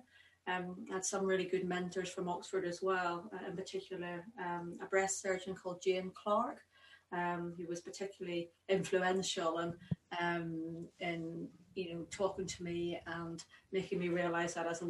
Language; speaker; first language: English; native; English